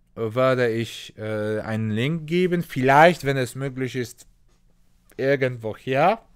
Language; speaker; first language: German; non-native, fluent; Polish